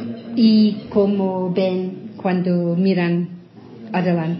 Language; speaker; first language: Spanish; non-native, fluent; English